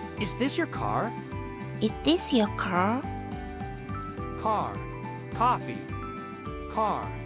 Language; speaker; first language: English; non-native, learner; Japanese